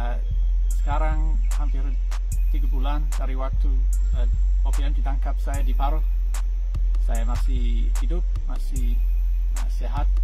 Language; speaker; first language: Indonesian; non-native, learner; English